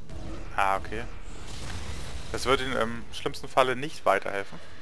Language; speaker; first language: German; native; German